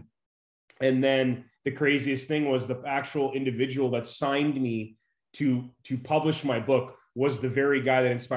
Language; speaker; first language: English; native; English